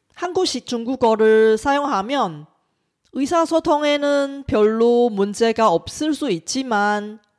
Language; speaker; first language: Korean; non-native, fluent; Chinese